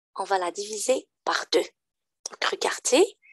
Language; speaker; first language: French; non-native, local second language; Arabic